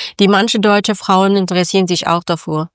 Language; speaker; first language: German; non-native, learner; Persian